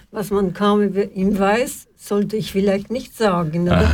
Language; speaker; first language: German; non-native, fluent; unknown